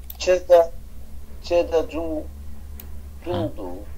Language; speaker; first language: Chinese; non-native, learner; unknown